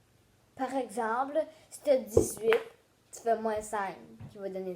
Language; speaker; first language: French; native; French